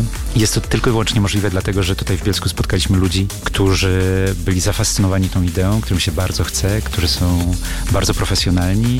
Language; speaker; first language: Polish; native; Polish